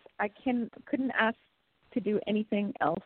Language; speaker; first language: English; native; English